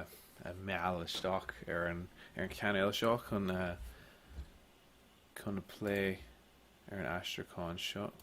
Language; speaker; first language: Irish; non-native, local second language; English